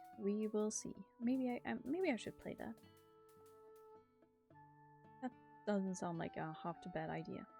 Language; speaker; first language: English; non-native, fluent; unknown